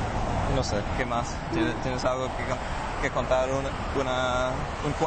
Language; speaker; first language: Spanish; non-native, fluent; English